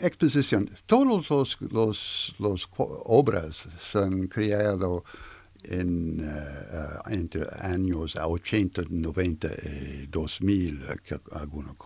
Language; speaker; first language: Spanish; non-native, learner; French